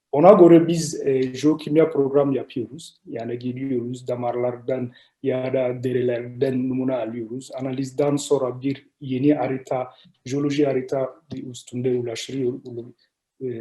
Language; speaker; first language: Turkish; non-native, learner; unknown